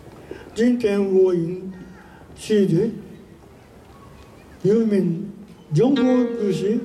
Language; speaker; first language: Chinese; non-native, learner; Japanese